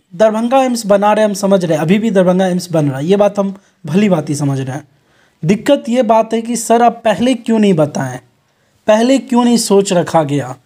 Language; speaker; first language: Hindi; native; Hindi